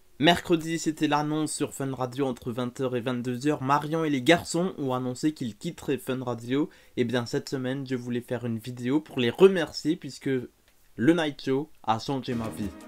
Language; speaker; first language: French; native; French